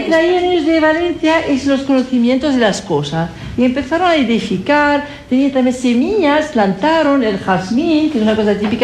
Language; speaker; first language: Spanish; non-native, fluent; Arabic